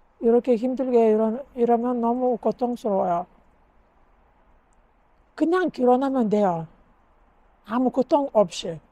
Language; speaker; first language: Korean; non-native, learner; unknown